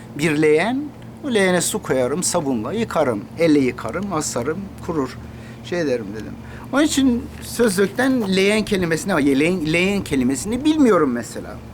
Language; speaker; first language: Turkish; non-native, local second language; Kurdish